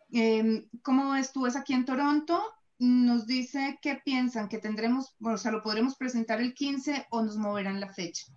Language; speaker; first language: Spanish; native; Spanish